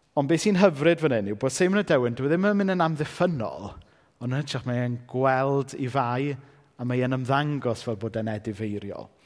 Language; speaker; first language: Welsh; native; Welsh